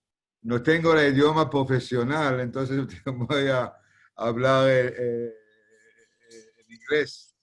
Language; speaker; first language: Spanish; early bilingual, heritage; Spanish